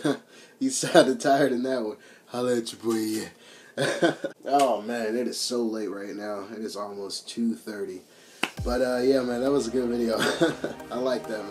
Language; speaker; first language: English; native; English